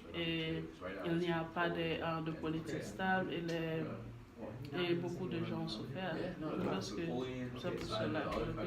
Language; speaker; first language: French; non-native, learner; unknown